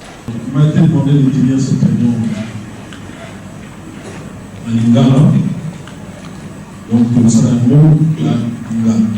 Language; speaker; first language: French; non-native, local second language; Lingala